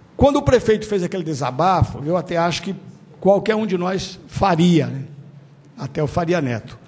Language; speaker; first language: Portuguese; native; Portuguese